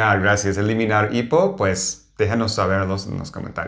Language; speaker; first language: Spanish; non-native, fluent; English